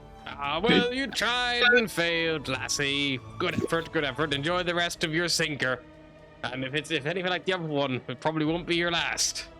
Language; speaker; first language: English; native; English